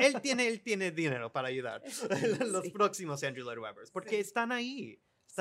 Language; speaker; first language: Spanish; early bilingual, other home language; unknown